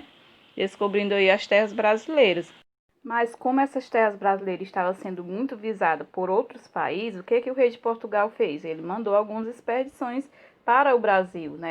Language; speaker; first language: Portuguese; native; Portuguese